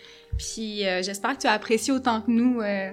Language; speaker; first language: French; native; French